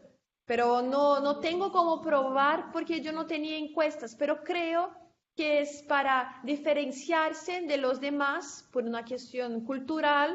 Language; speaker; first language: Spanish; non-native, fluent; Portuguese